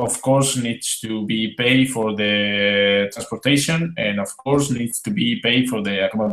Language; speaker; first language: English; non-native, fluent; Spanish